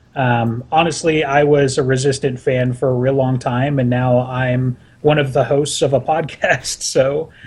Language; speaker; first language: English; native; English